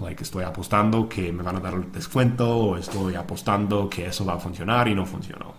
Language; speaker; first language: Spanish; non-native, fluent; English